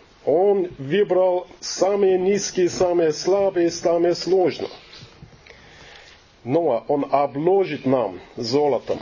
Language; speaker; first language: Russian; non-native, fluent; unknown